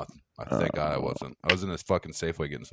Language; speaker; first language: English; native; English